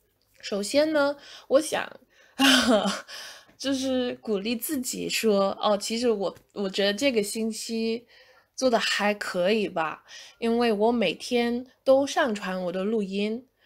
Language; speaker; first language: Chinese; non-native, fluent; English